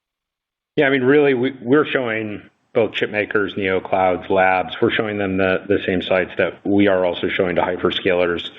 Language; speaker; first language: English; native; English